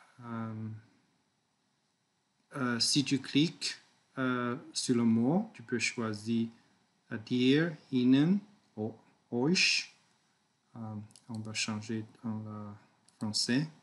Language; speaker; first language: French; non-native, learner; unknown